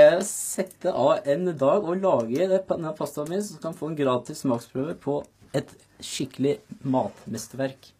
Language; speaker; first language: Norwegian; native; Norwegian